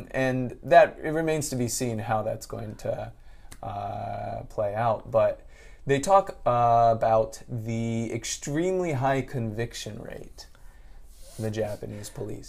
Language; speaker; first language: English; native; English